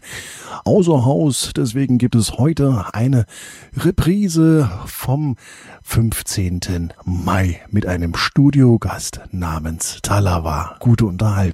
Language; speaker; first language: German; native; German